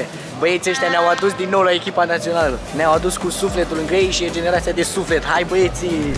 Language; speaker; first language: Romanian; native; Romanian